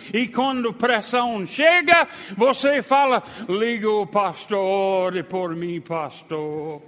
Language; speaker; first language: Portuguese; non-native, fluent; English